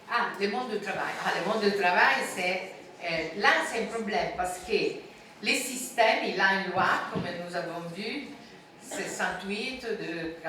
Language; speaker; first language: French; non-native, fluent; Italian